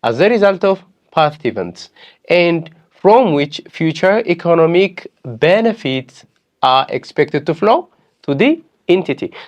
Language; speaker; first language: English; non-native, local second language; Amharic